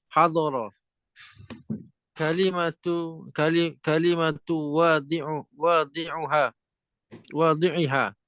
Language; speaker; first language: Arabic; non-native, fluent; Malay